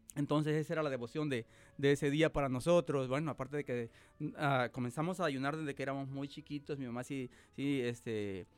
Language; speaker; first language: Spanish; native; Spanish